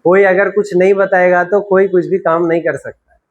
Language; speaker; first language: Hindi; non-native, local second language; Telugu